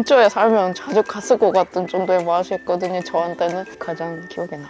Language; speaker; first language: Korean; non-native, fluent; Japanese